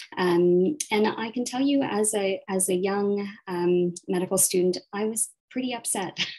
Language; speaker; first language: English; native; English